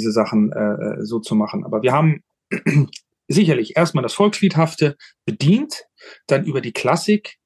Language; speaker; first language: German; native; German